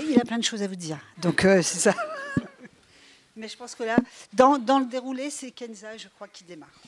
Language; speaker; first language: French; native; French